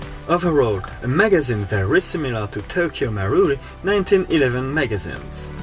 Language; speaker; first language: English; non-native, fluent; French